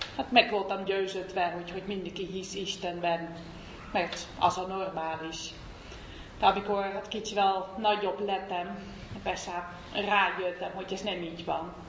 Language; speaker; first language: Hungarian; non-native, fluent; Dutch